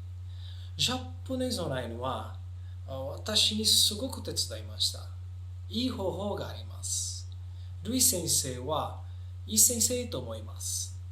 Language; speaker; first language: Japanese; non-native, learner; Portuguese